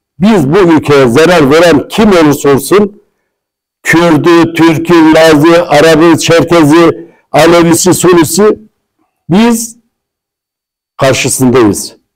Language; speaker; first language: Turkish; non-native, local second language; Kurdish